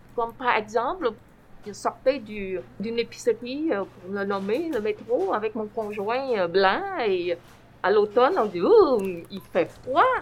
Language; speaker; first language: French; non-native, fluent; Vietnamese